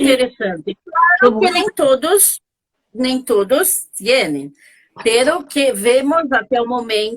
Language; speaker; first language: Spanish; non-native, learner; Portuguese